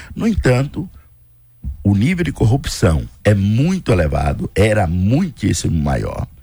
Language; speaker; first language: Portuguese; native; Portuguese